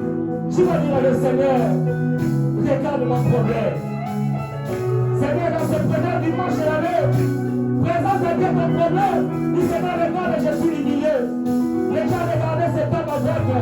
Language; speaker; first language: French; non-native, local second language; Lingala